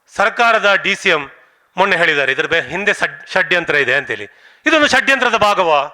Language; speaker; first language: Kannada; non-native, local second language; Tulu